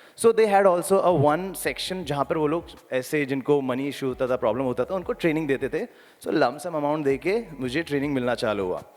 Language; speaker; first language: Hindi; native; Hindi